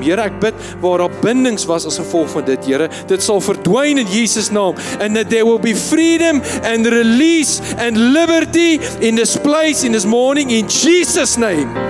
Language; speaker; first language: English; non-native, local second language; Afrikaans